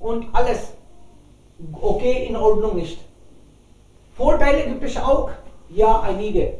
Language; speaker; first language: German; non-native, learner; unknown